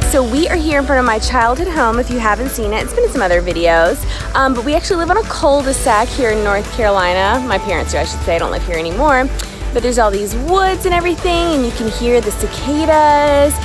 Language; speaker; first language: English; native; English